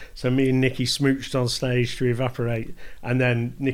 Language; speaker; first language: English; native; English